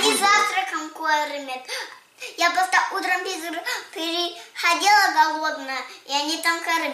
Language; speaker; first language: Russian; early bilingual, heritage; Russian